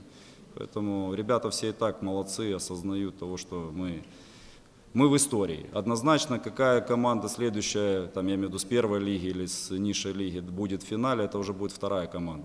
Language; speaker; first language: Russian; native; Russian